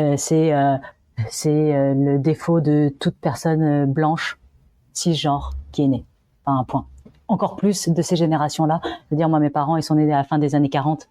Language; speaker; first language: French; native; French